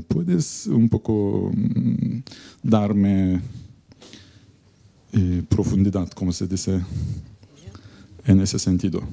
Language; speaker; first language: Spanish; non-native, learner; Turkish